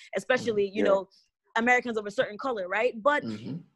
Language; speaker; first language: English; non-native, local second language; Igbo